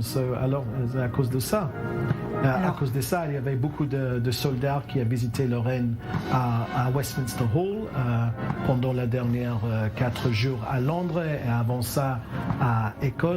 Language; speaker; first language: French; non-native, learner; English